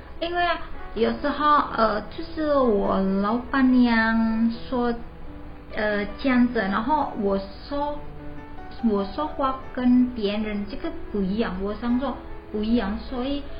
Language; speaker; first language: Chinese; non-native, learner; Indonesian